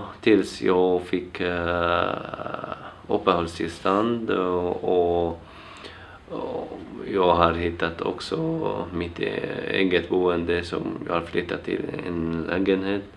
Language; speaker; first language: Swedish; non-native, learner; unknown